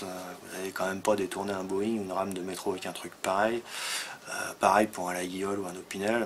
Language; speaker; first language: French; native; French